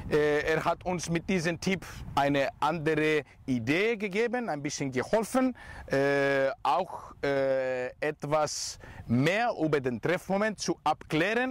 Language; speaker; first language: German; non-native, fluent; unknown